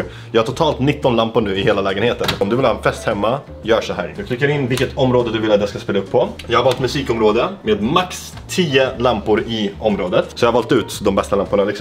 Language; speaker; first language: Swedish; native; Swedish